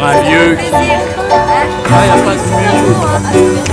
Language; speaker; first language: French; native; French